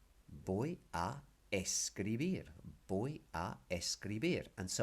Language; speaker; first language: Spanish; non-native, fluent; English